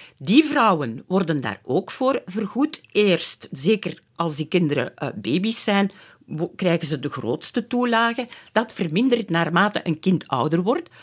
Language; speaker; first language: Dutch; native; Dutch